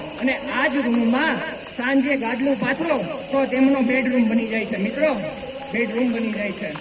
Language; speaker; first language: Gujarati; native; Gujarati